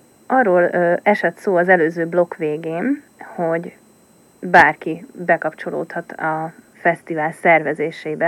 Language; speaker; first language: Hungarian; native; Hungarian